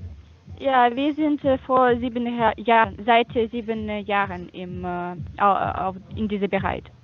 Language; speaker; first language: German; non-native, fluent; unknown